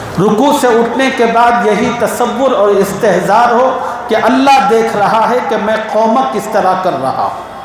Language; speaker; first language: Urdu; native; Urdu